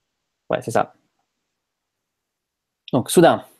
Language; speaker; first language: French; non-native, fluent; English